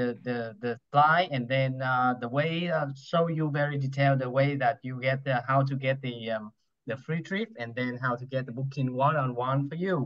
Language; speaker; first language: English; non-native, learner; Vietnamese